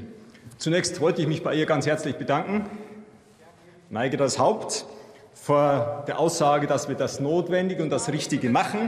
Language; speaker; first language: German; native; German